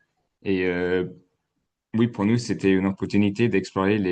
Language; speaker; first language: French; non-native, fluent; English